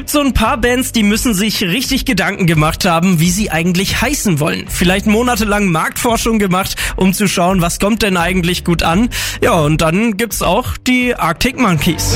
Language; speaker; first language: German; native; German